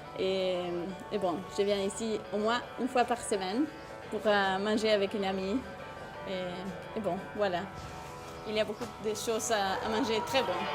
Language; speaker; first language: French; non-native, fluent; Spanish